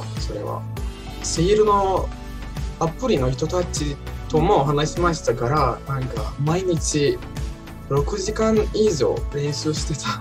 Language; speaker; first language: Japanese; non-native, learner; Turkish